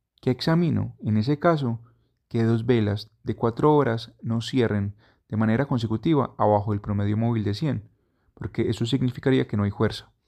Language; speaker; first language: Spanish; native; Spanish